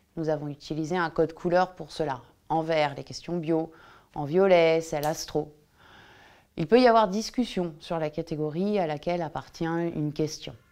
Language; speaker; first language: French; native; French